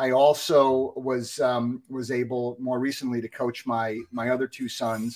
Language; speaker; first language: English; native; English